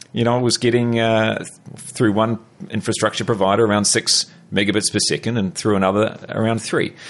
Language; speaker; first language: English; native; English